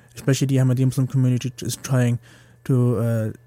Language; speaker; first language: English; non-native, fluent; German